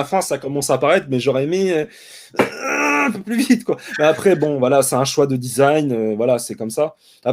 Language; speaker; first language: French; native; French